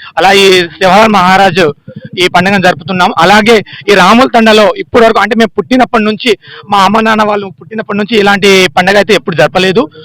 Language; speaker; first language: Telugu; non-native, local second language; Lambadi